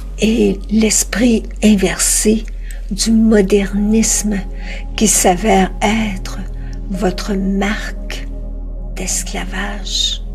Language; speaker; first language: French; native; French